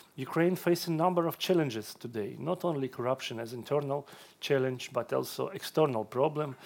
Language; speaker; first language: English; non-native, fluent; Russian